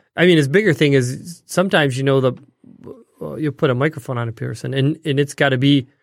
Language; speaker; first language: English; native; English